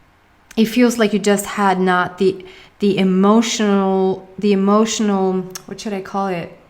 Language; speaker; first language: English; non-native, fluent; Swedish